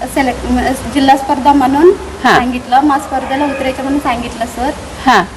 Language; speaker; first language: Marathi; non-native, local second language; Telugu